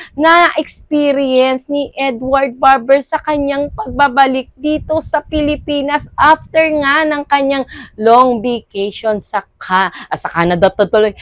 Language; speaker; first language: Filipino; native; Filipino